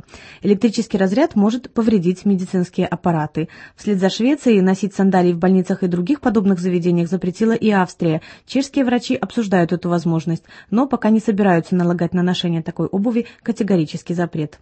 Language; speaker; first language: Russian; native; Russian